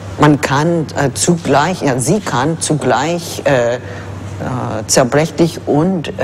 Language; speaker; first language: German; non-native, fluent; English